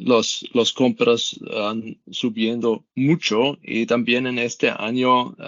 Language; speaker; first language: Spanish; non-native, learner; German